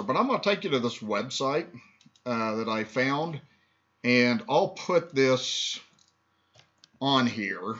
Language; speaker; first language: English; native; English